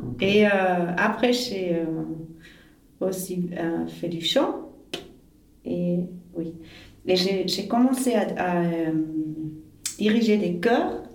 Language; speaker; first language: French; non-native, fluent; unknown